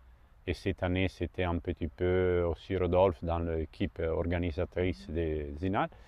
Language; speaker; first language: French; non-native, fluent; Italian